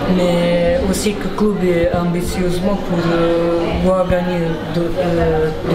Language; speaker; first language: French; non-native, fluent; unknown